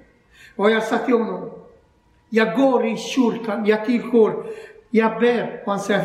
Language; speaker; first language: Swedish; non-native, learner; Croatian